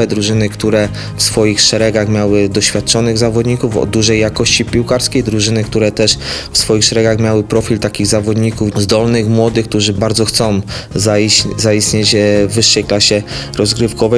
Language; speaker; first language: Polish; native; Polish